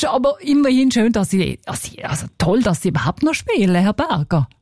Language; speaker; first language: German; native; German